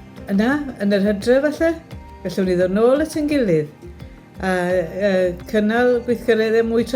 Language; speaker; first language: Welsh; native; Welsh